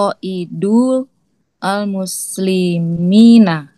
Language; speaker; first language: Arabic; non-native, learner; Indonesian